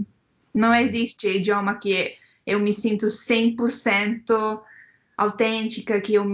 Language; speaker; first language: Portuguese; non-native, fluent; Estonian